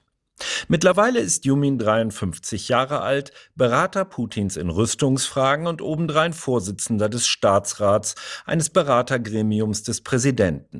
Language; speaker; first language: German; native; German